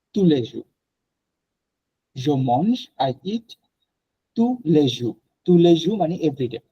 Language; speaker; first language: French; non-native, fluent; Bangla